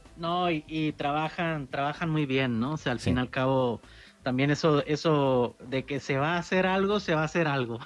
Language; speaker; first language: Spanish; native; Spanish